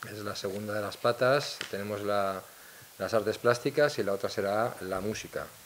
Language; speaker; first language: Spanish; non-native, local second language; Catalan